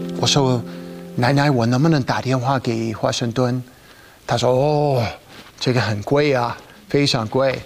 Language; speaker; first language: Chinese; non-native, fluent; English